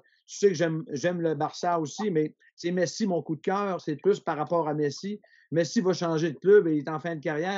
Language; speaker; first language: French; native; French